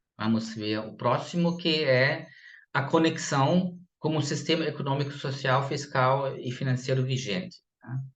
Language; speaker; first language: Portuguese; non-native, fluent; German